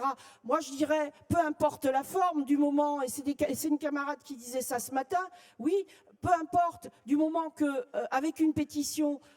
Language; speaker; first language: French; native; French